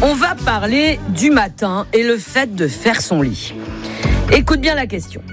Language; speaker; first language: French; native; French